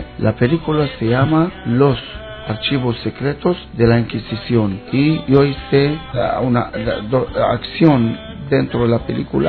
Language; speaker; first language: Spanish; non-native, learner; Hebrew